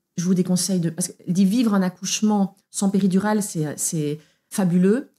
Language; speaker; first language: French; native; French